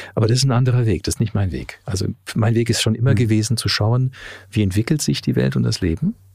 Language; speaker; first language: German; early bilingual, heritage; English